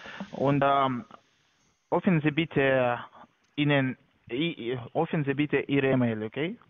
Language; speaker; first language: German; non-native, learner; Latvian